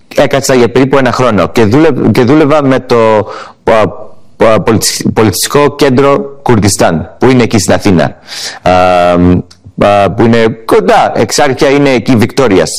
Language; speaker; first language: Greek; early bilingual, heritage; English